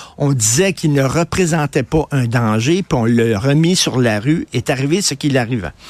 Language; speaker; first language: French; native; French